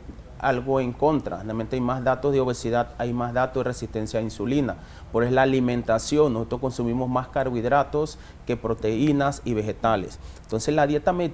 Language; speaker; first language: Spanish; native; Spanish